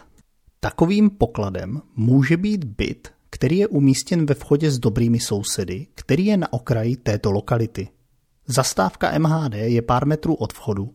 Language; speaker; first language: Czech; native; Czech